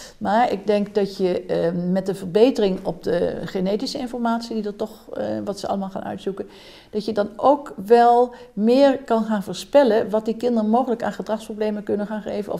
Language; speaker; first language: Dutch; native; Dutch